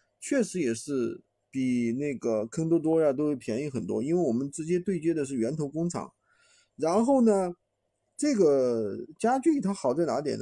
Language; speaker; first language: Chinese; native; Chinese